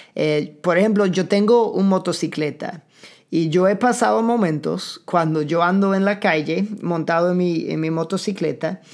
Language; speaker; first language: Spanish; non-native, fluent; English